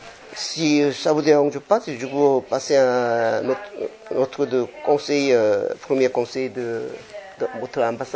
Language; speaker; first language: French; non-native, learner; Korean